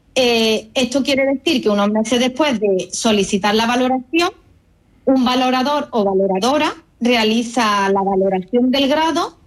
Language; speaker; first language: Spanish; native; Spanish